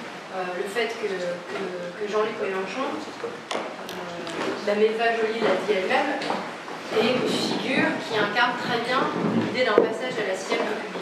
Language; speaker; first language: French; native; French